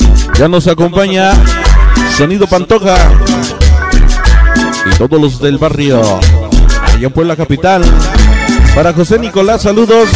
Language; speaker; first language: Spanish; native; Spanish